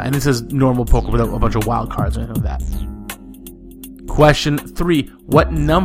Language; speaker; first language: English; native; English